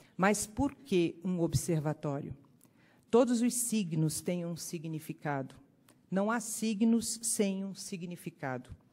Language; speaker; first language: Portuguese; native; Portuguese